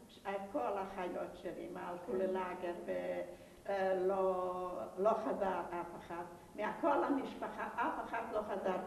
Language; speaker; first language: Hebrew; non-native, fluent; Yiddish